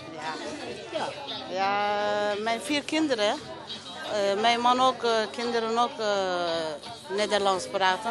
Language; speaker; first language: Dutch; non-native, learner; Uyghur